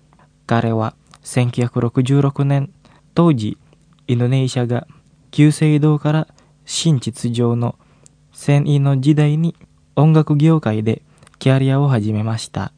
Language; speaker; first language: Japanese; non-native, fluent; Indonesian